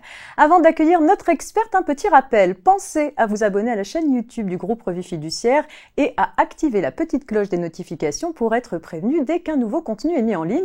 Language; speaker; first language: French; native; French